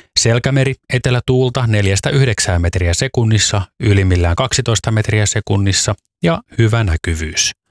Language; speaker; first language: Finnish; native; Finnish